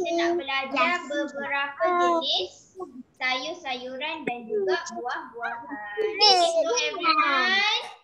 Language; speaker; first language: Malay; native; Malay